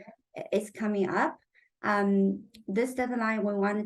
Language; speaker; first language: English; non-native, fluent; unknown